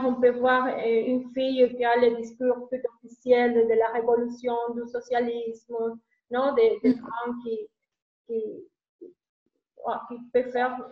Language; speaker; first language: French; non-native, learner; Spanish